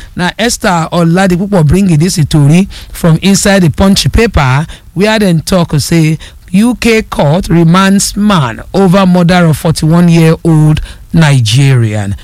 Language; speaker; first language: Nigerian Pidgin; non-native, local second language; Yoruba